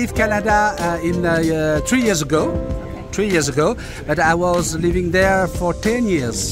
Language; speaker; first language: English; non-native, fluent; French